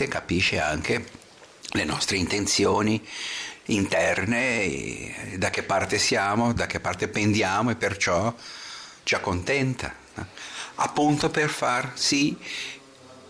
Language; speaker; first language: Italian; non-native, fluent; Portuguese